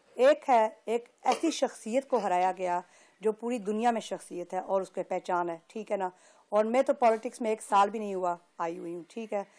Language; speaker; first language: Urdu; early bilingual, heritage; Urdu